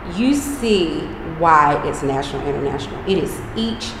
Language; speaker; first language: English; native; English